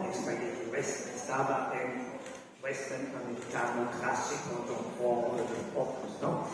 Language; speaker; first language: Spanish; non-native, learner; Italian